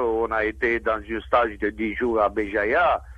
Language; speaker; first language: French; non-native, fluent; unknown